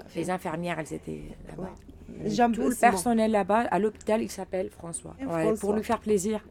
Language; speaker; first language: French; non-native, local second language; Arabic